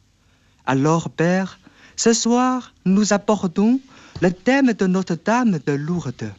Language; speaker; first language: French; non-native, fluent; Chinese